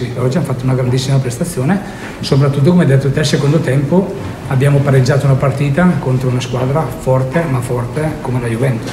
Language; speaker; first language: Italian; native; Italian